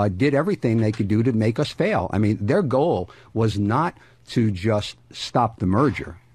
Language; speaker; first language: English; native; English